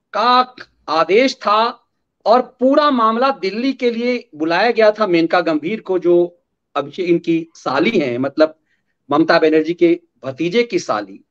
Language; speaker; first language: Hindi; native; Hindi